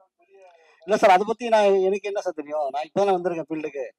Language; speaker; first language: Tamil; native; Tamil